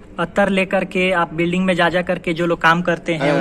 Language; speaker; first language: Hindi; native; Hindi